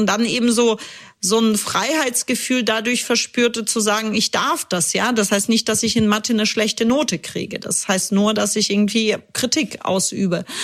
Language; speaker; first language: German; early bilingual, other home language; Russian